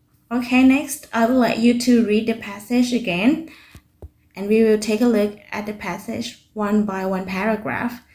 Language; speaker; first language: English; non-native, fluent; Thai